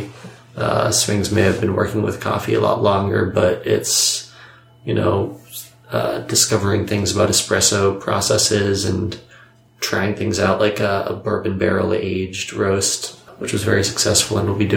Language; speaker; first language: English; native; English